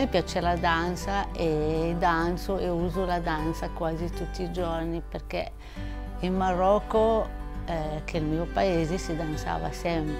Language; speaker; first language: Italian; non-native, fluent; Arabic